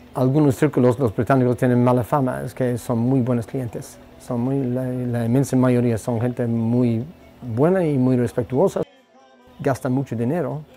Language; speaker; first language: Spanish; non-native, fluent; English